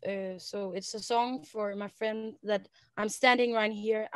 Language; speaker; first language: English; non-native, learner; Danish